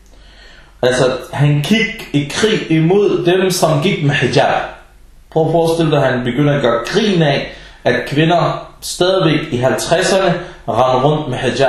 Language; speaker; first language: Danish; early bilingual, other home language; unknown